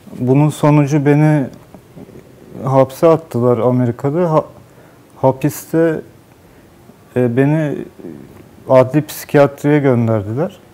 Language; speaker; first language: Turkish; native; Turkish